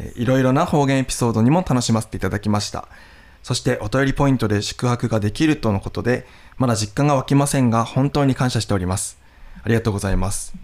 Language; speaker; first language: Japanese; native; Japanese